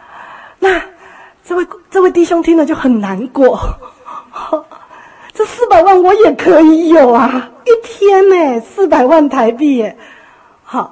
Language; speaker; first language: Chinese; native; Chinese